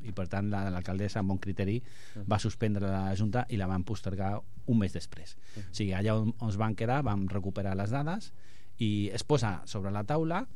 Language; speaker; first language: Catalan; non-native, local second language; Spanish